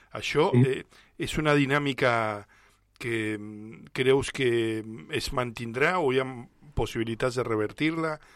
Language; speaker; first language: Catalan; native; Catalan